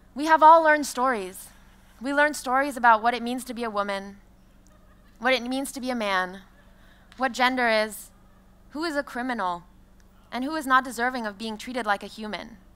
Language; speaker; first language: English; non-native, fluent; French